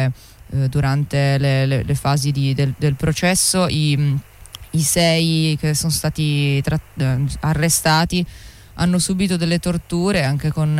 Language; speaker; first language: Italian; native; Italian